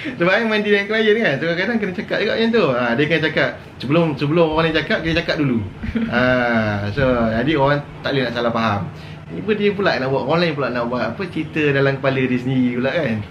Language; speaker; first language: Malay; native; Malay